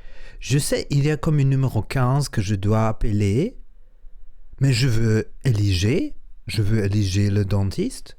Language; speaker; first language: French; non-native, learner; Spanish